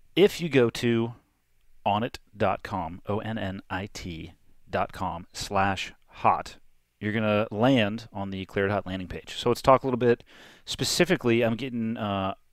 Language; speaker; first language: English; native; English